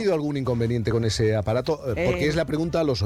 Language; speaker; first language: Spanish; native; Spanish